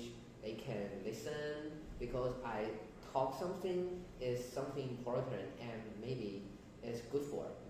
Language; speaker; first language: English; non-native, learner; Chinese